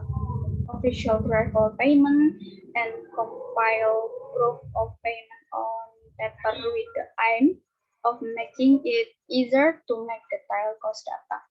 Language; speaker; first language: English; non-native, learner; Indonesian